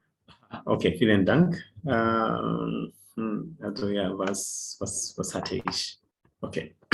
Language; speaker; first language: German; non-native, fluent; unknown